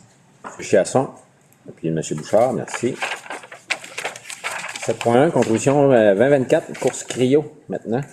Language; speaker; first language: French; native; French